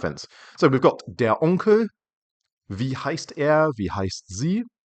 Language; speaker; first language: German; non-native, fluent; English